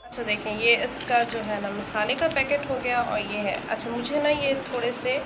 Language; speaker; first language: Urdu; non-native, local second language; Punjabi